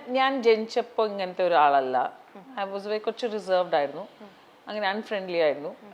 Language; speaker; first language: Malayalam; early bilingual, heritage; Malayalam